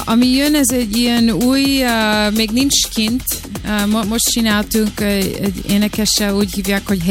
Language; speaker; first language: Hungarian; early bilingual, heritage; English